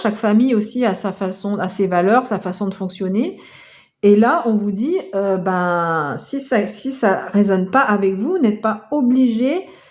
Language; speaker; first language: French; native; French